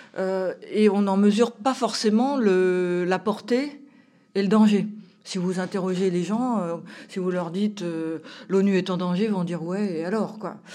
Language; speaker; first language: French; native; French